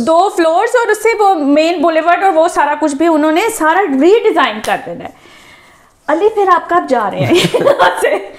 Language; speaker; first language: Urdu; native; Urdu